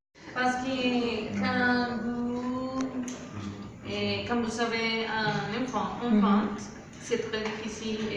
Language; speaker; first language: French; non-native, learner; Spanish